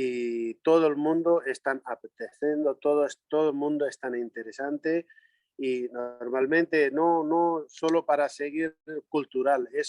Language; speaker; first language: Spanish; non-native, learner; Nepali